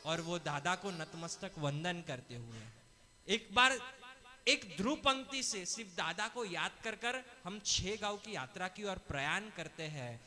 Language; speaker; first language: Hindi; non-native, local second language; Gujarati